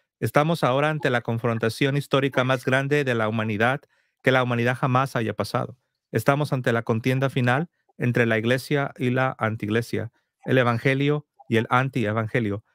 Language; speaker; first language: Spanish; native; Spanish